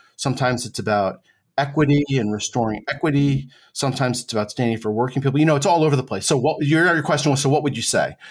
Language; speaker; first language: English; native; English